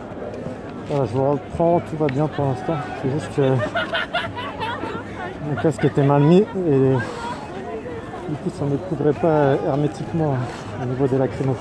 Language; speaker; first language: French; native; French